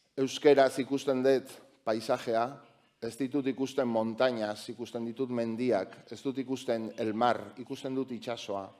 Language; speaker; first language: Basque; non-native, local second language; Spanish